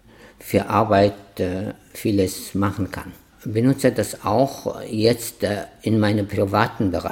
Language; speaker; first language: German; non-native, fluent; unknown